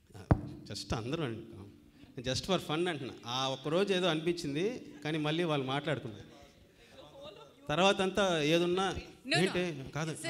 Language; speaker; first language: Telugu; native; Telugu